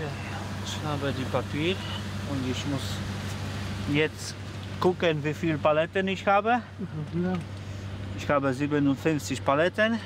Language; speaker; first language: German; non-native, learner; Polish